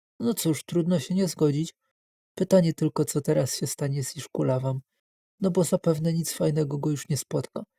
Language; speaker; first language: Polish; native; Polish